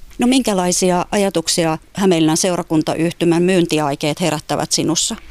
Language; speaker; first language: Finnish; native; Finnish